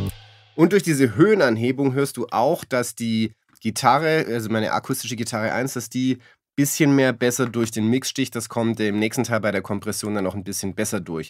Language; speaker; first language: German; native; German